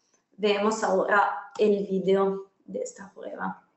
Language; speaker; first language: Spanish; non-native, fluent; Italian